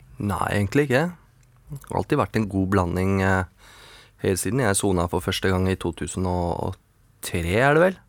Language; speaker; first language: Norwegian; native; Norwegian